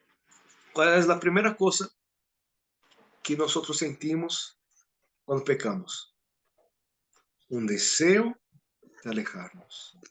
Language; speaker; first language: Spanish; non-native, fluent; Portuguese